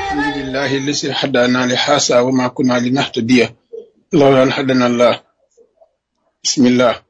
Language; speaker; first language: Arabic; non-native, fluent; Wolof